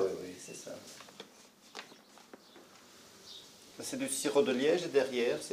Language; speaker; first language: French; native; French